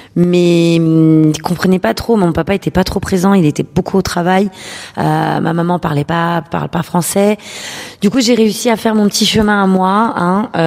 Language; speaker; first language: French; early bilingual, other home language; Urdu